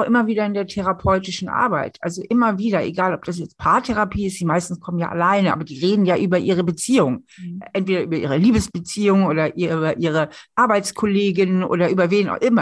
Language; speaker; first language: German; native; German